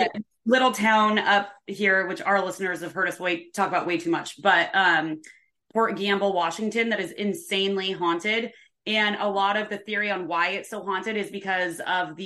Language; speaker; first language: English; native; English